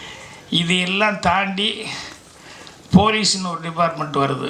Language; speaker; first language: Tamil; native; Tamil